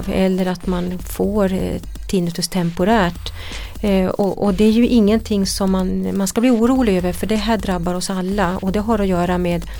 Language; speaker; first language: Swedish; native; Swedish